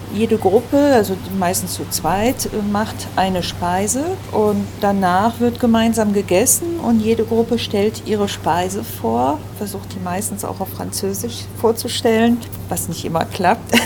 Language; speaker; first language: German; early bilingual, other home language; French